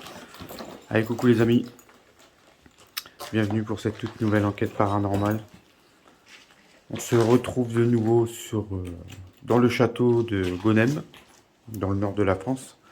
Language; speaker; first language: French; native; French